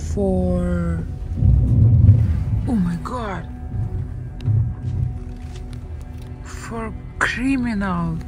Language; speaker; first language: English; non-native, learner; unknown